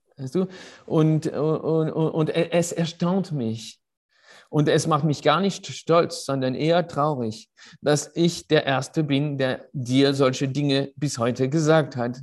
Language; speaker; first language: German; non-native, fluent; French